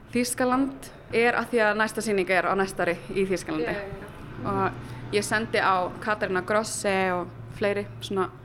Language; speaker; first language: Icelandic; early bilingual, heritage; German